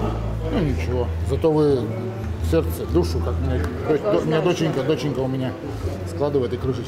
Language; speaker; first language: Russian; native; Russian